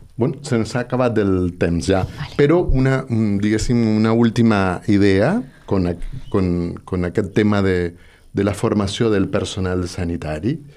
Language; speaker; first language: Catalan; non-native, local second language; Spanish